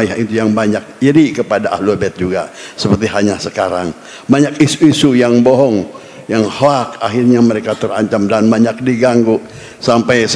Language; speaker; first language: Indonesian; native; Indonesian